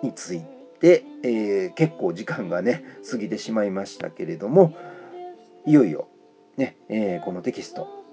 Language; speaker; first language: Japanese; native; Japanese